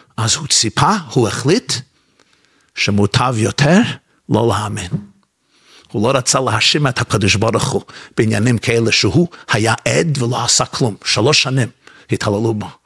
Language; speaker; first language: Hebrew; non-native, fluent; English